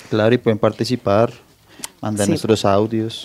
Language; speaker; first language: Spanish; native; Spanish